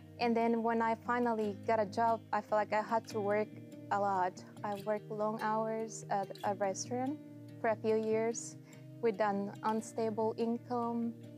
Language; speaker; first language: English; non-native, fluent; Spanish